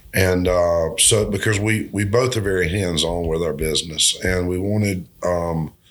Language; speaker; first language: English; native; English